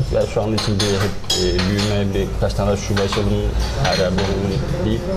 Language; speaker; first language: Turkish; native; Turkish